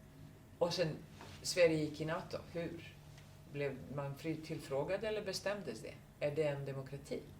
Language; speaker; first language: Swedish; non-native, fluent; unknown